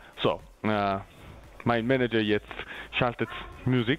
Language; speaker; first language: German; non-native, learner; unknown